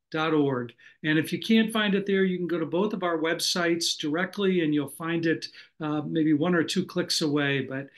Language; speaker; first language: English; native; English